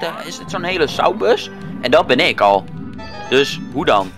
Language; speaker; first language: Dutch; native; Dutch